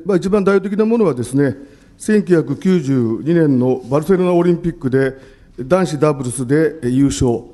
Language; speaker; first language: Japanese; native; Japanese